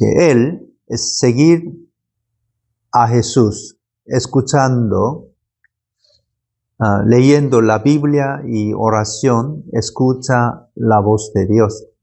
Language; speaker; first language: Spanish; non-native, learner; Korean